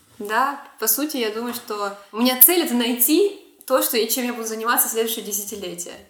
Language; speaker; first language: Russian; native; Russian